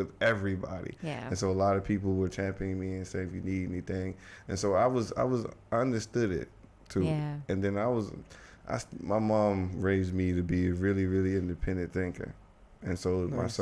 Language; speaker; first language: English; native; English